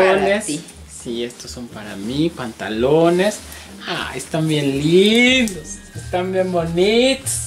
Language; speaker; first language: Spanish; native; Spanish